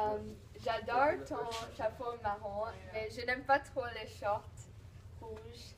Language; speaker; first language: French; non-native, learner; English